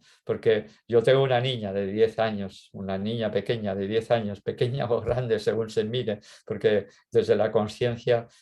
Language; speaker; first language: Spanish; native; Spanish